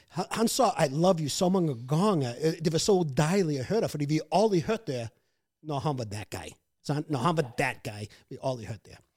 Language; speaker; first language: Norwegian; non-native, fluent; English